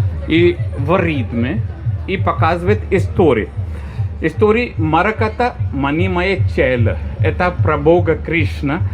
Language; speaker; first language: Russian; non-native, fluent; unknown